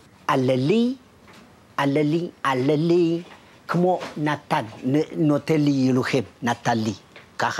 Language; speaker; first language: Hebrew; non-native, learner; Amharic